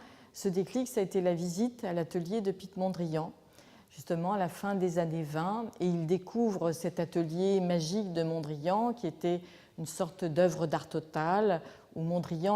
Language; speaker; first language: French; native; French